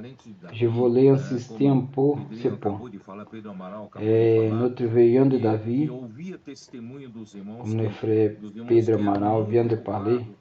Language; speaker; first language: French; non-native, learner; Portuguese